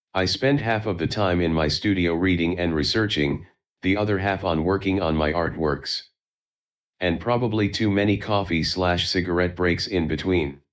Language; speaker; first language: English; non-native, fluent; Chinese